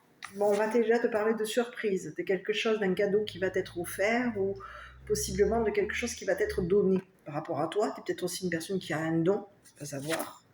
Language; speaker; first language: French; native; French